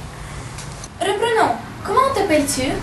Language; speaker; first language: French; non-native, learner; Russian